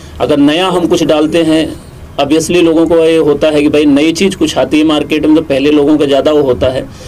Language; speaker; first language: Hindi; native; Hindi